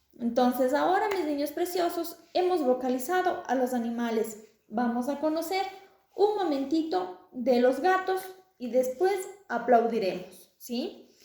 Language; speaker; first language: Spanish; native; Spanish